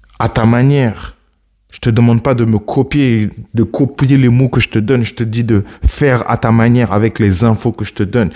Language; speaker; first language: French; early bilingual, other home language; Akan